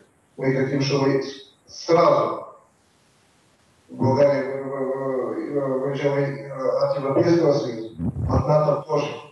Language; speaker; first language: Russian; non-native, learner; Bulgarian